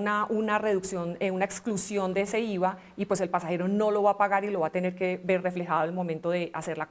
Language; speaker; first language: Spanish; native; Spanish